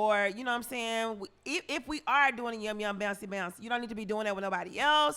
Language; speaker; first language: English; native; English